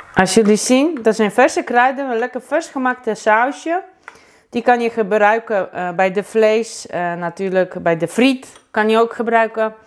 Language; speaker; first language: Dutch; non-native, fluent; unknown